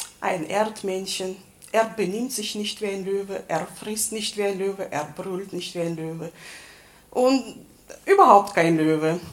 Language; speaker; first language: German; non-native, fluent; Russian